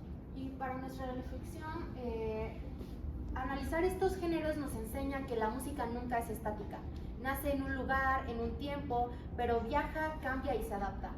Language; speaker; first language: Spanish; native; Spanish